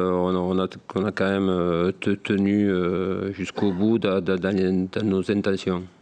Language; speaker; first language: French; native; French